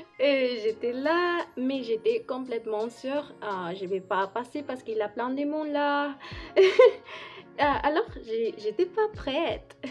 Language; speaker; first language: French; non-native, fluent; Spanish